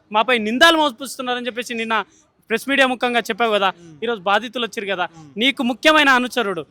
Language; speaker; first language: Telugu; non-native, local second language; Lambadi